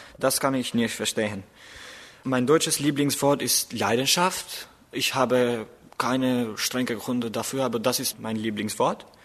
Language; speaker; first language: German; non-native, fluent; Albanian